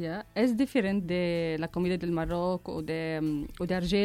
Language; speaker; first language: Catalan; non-native, fluent; Arabic